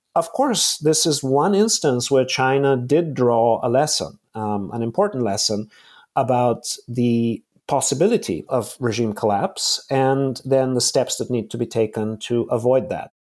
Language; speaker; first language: English; non-native, fluent; Bulgarian